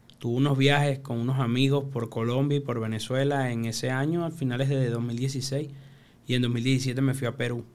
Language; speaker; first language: Spanish; native; Spanish